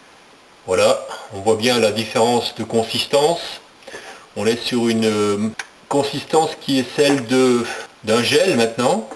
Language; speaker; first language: French; native; French